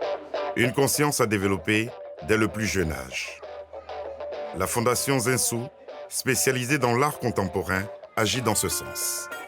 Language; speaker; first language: French; native; French